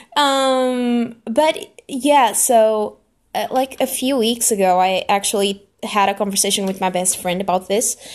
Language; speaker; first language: English; non-native, fluent; Portuguese